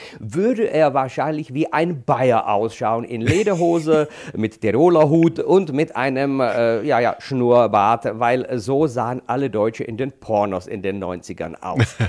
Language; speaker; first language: German; non-native, fluent; Czech